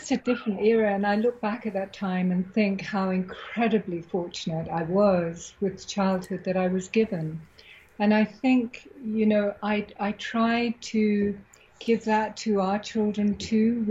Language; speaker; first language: English; native; English